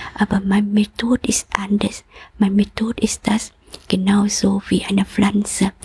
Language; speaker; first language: German; non-native, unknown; Vietnamese